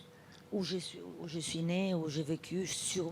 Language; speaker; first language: French; non-native, fluent; Italian